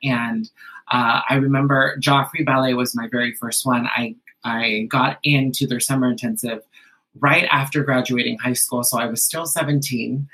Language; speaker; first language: English; early bilingual, other home language; Spanish